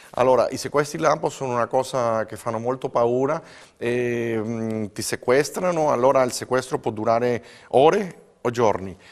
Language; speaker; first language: Italian; early bilingual, heritage; Spanish